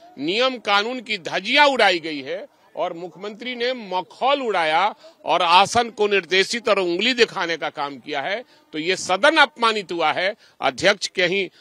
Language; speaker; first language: Hindi; native; Hindi